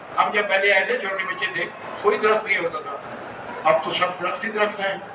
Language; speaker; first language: Urdu; early bilingual, heritage; Urdu